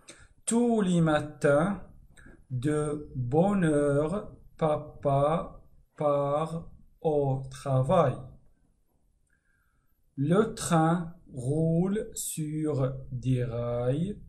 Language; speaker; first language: French; non-native, fluent; Arabic